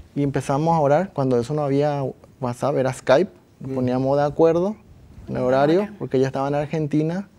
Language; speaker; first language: Spanish; native; Spanish